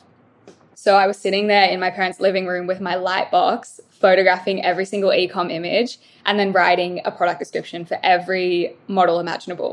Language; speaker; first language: English; native; English